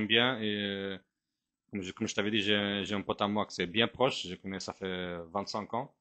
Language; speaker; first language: French; non-native, fluent; Portuguese